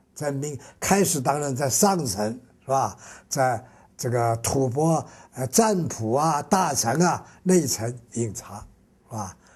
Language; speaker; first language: Chinese; native; Chinese